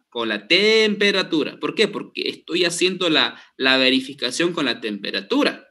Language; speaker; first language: Spanish; native; Spanish